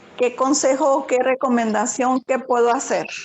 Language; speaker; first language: Spanish; native; Spanish